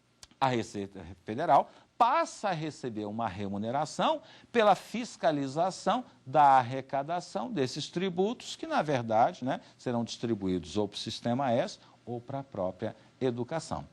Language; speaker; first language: Portuguese; native; Portuguese